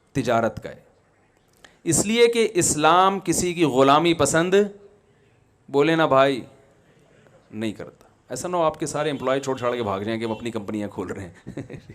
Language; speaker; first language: Urdu; native; Urdu